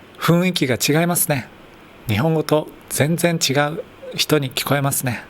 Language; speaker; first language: Japanese; native; Japanese